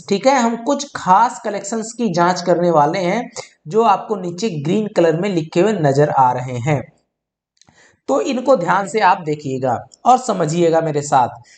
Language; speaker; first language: Hindi; native; Hindi